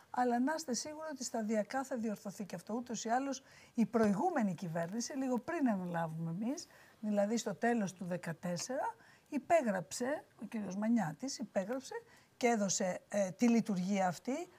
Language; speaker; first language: Greek; native; Greek